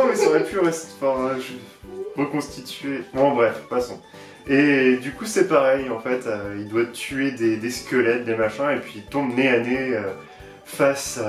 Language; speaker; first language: French; native; French